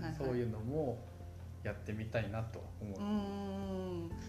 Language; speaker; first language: Japanese; non-native, fluent; Korean